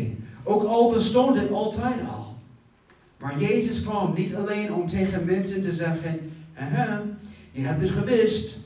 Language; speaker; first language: Dutch; non-native, fluent; English